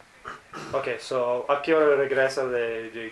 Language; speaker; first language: Spanish; non-native, learner; English